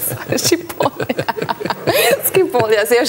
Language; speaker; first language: German; native; German